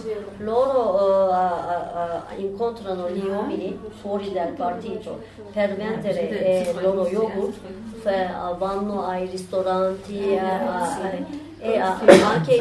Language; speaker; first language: Italian; non-native, learner; Turkish